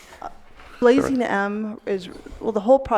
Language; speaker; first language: English; native; English